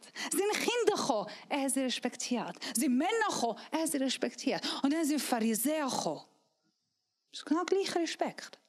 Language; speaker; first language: German; non-native, learner; Persian